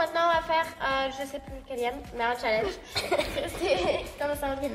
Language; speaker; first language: French; native; French